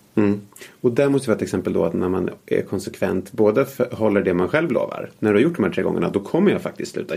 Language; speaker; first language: Swedish; native; Swedish